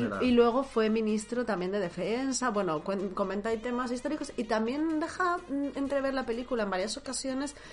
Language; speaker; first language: Spanish; native; Spanish